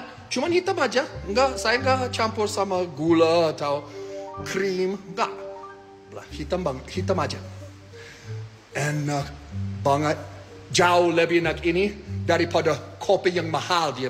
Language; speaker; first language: Indonesian; non-native, learner; English